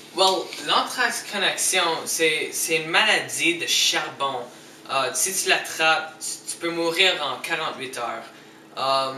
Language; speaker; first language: French; non-native, learner; English